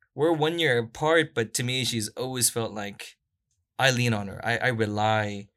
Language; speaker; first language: English; non-native, local second language; Korean